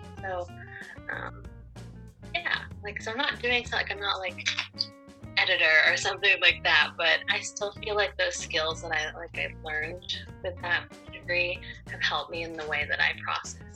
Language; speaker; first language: English; native; English